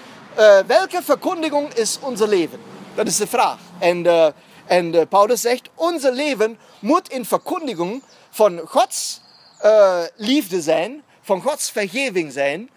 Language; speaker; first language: Dutch; non-native, fluent; German